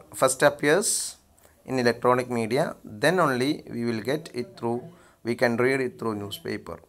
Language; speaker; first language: English; non-native, local second language; Malayalam